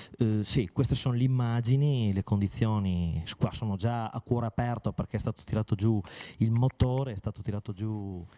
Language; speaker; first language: Italian; native; Italian